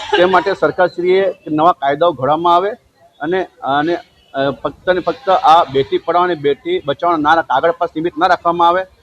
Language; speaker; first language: Gujarati; non-native, local second language; Marathi